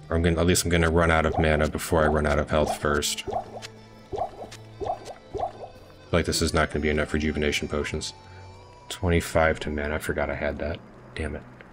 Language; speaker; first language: English; native; English